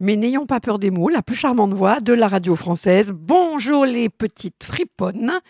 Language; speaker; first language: French; native; French